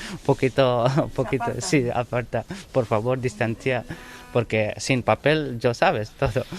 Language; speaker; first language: Spanish; non-native, learner; Bangla